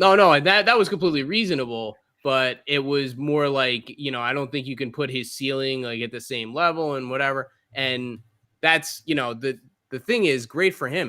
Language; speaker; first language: English; native; English